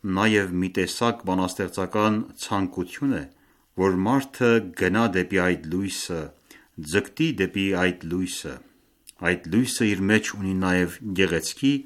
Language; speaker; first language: Armenian; early bilingual, heritage; Armenian